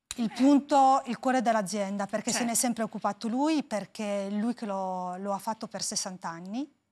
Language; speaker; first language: Italian; native; Italian